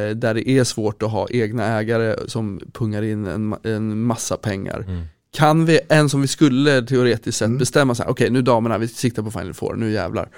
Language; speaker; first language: Swedish; native; Swedish